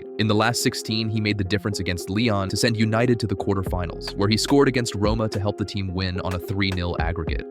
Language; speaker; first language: English; native; English